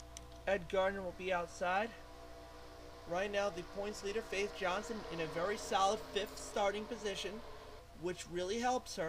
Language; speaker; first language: English; native; English